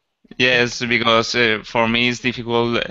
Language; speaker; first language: English; non-native, learner; Spanish